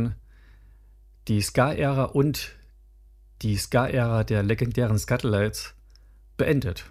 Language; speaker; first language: German; native; German